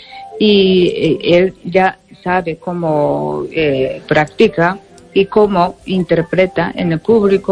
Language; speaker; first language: Spanish; non-native, fluent; Japanese